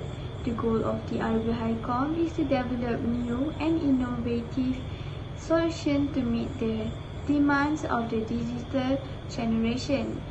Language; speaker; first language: English; non-native, fluent; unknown